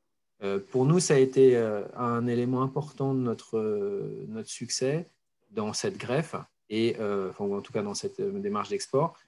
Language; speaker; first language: French; native; French